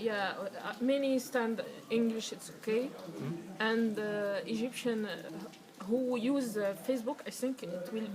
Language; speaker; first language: English; non-native, learner; Arabic